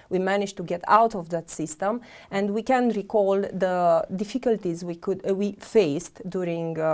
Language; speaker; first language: English; non-native, fluent; Romanian